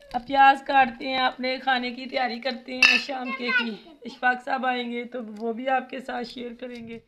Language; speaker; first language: Urdu; non-native, local second language; Punjabi